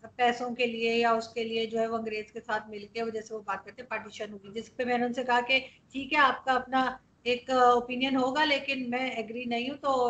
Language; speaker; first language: Urdu; native; Urdu